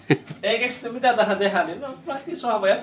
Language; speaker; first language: Finnish; native; Finnish